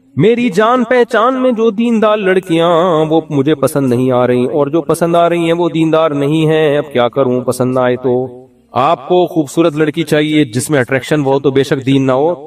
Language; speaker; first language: Urdu; native; Urdu